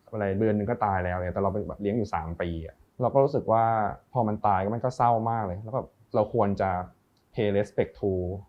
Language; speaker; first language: Thai; native; Thai